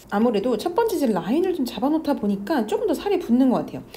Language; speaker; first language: Korean; native; Korean